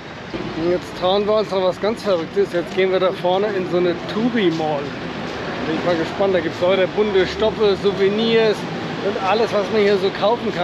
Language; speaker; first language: German; native; German